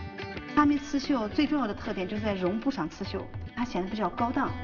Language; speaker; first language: Chinese; native; Chinese